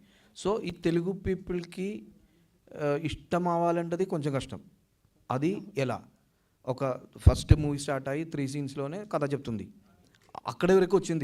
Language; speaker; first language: Telugu; non-native, learner; Malayalam